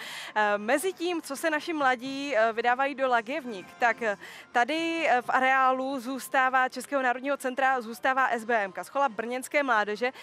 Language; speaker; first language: Czech; native; Czech